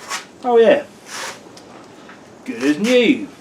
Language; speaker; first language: English; native; English